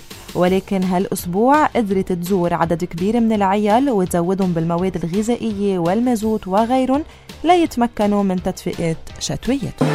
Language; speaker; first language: Arabic; native; Arabic